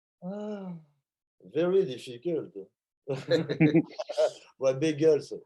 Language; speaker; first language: English; non-native, learner; French